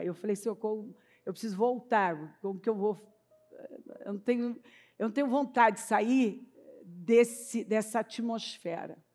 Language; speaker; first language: Portuguese; native; Portuguese